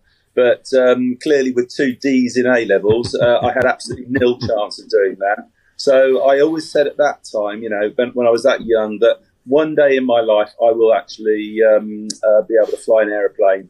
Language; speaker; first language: English; native; English